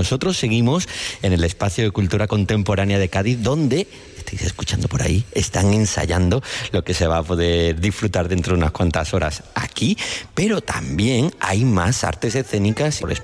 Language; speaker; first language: Spanish; native; Spanish